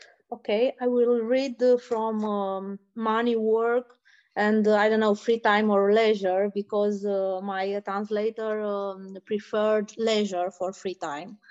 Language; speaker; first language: English; non-native, fluent; Romanian